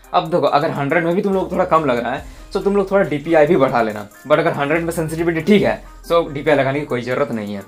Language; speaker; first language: Hindi; native; Hindi